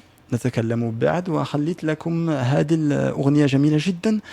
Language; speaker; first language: Arabic; non-native, learner; French